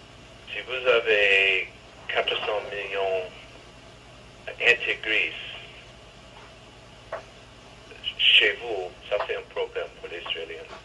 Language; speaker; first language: French; non-native, fluent; English